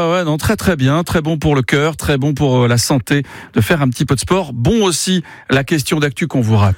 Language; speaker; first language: French; native; French